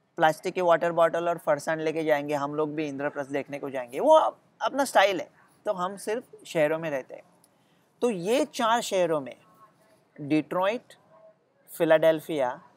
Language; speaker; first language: Hindi; non-native, local second language; Marathi